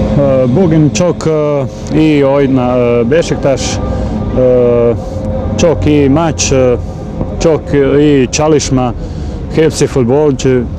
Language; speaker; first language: Turkish; non-native, learner; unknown